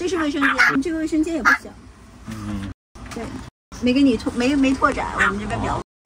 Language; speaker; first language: Chinese; native; Chinese